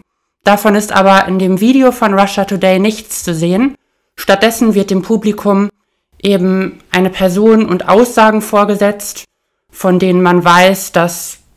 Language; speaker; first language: German; native; German